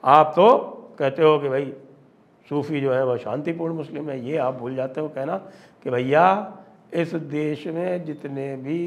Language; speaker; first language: Hindi; native; Hindi